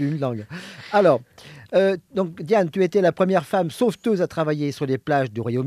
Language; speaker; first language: French; native; French